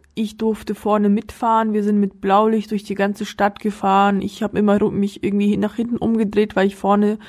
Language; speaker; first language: German; early bilingual, other home language; Russian